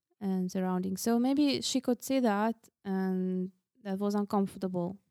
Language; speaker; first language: English; non-native, fluent; Russian